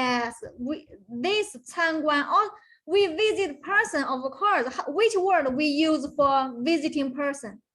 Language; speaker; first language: English; non-native, fluent; Chinese